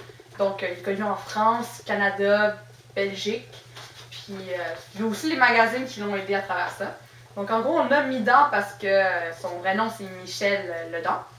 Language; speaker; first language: French; native; French